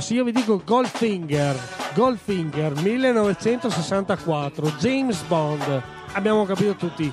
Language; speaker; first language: Italian; native; Italian